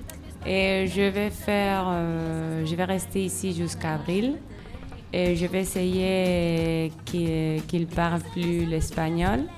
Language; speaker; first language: French; non-native, fluent; Spanish